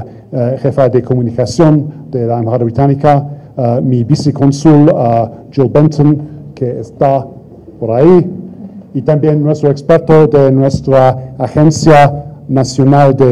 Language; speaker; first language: Spanish; non-native, fluent; English